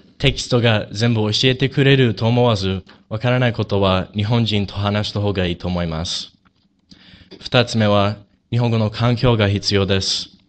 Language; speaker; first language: Japanese; non-native, learner; English